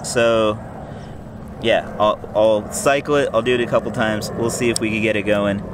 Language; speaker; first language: English; native; English